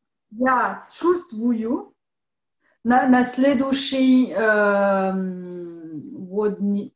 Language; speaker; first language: Russian; non-native, learner; French